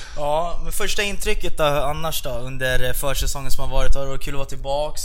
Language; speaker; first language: Swedish; native; Swedish